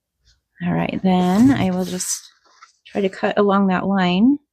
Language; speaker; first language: English; native; English